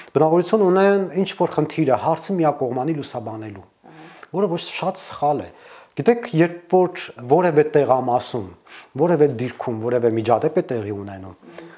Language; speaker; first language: Armenian; native; Armenian